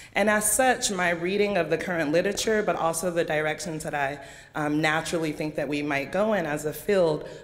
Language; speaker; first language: English; native; English